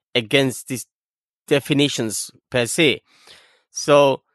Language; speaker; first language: English; non-native, fluent; Spanish